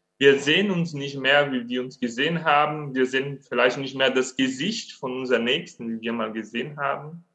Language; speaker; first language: German; non-native, fluent; Portuguese